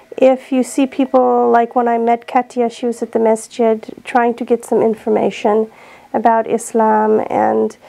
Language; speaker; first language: English; native; English